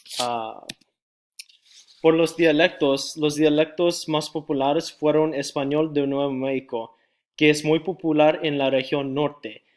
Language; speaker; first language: Spanish; non-native, learner; English